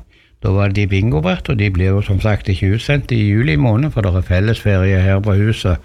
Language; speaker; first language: Norwegian; native; Norwegian